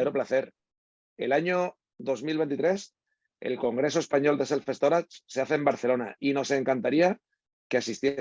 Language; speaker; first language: Spanish; native; Spanish